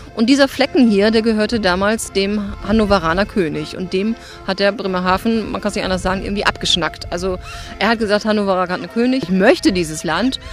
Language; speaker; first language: German; native; German